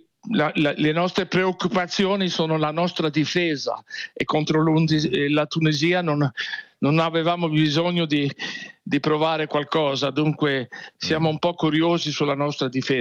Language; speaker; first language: Italian; non-native, fluent; Swedish